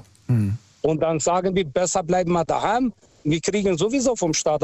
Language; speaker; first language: German; non-native, fluent; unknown